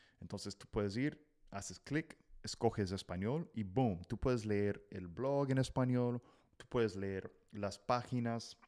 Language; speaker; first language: Spanish; non-native, fluent; English